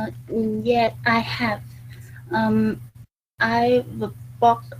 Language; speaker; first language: English; non-native, learner; Vietnamese